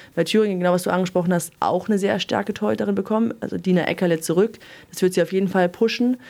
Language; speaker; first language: German; native; German